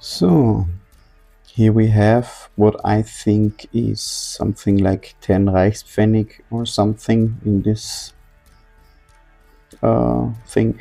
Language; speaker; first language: English; non-native, fluent; German